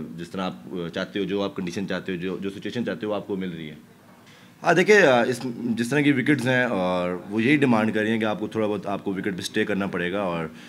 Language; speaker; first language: Urdu; native; Urdu